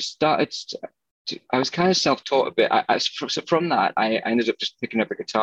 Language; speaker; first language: English; native; English